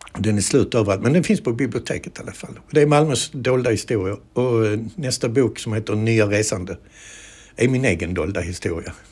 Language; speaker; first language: Swedish; native; Swedish